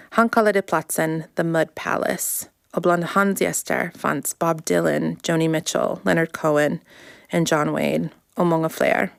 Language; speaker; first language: Swedish; early bilingual, heritage; Swedish